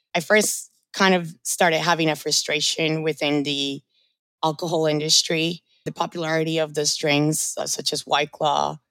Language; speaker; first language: English; early bilingual, other home language; Spanish